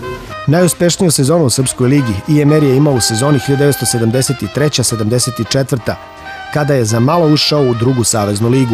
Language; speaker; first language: Serbian; native; Serbian